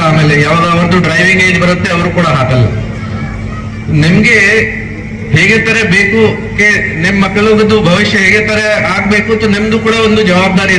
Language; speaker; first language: Kannada; non-native, local second language; Hindi